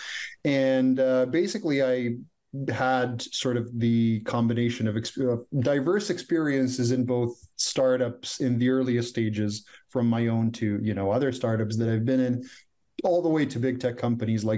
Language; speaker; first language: English; non-native, fluent; Croatian